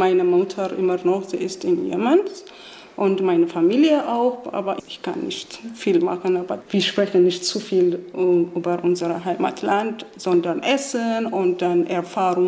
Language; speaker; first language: German; non-native, learner; Arabic